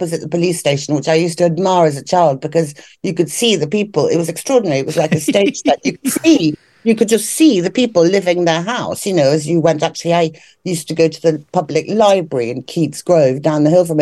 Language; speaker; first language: English; native; English